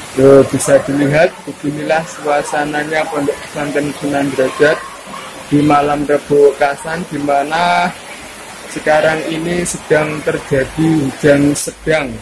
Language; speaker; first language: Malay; non-native, local second language; Javanese